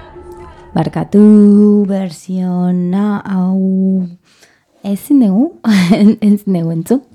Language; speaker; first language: Basque; non-native, learner; Spanish